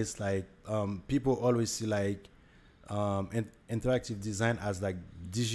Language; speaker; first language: English; non-native, fluent; Haitian Creole